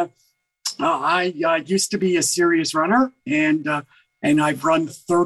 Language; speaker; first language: English; native; English